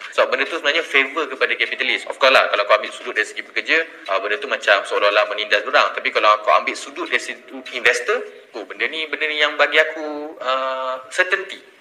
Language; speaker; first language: Malay; native; Malay